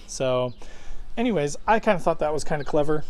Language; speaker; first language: English; native; English